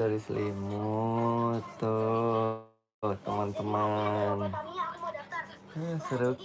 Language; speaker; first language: Indonesian; native; Indonesian